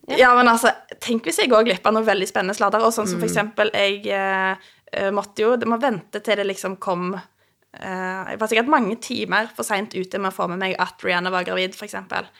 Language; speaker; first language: Norwegian; native; Norwegian